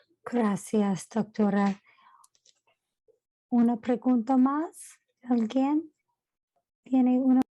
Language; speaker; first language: Spanish; non-native, fluent; English